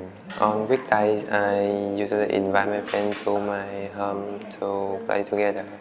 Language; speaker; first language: English; non-native, learner; Vietnamese